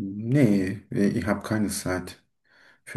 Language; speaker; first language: German; non-native, learner; Turkish